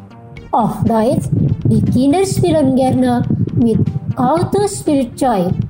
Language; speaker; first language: German; non-native, fluent; Indonesian